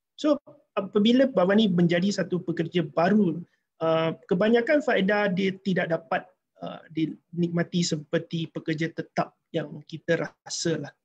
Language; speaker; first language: Malay; non-native, local second language; Chinese